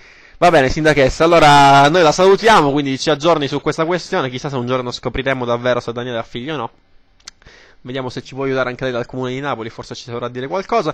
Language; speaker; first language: Italian; native; Italian